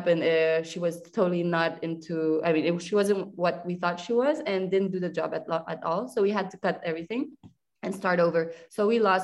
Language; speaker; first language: English; non-native, local second language; French